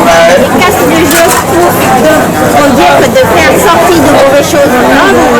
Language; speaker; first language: French; non-native, fluent; Khmer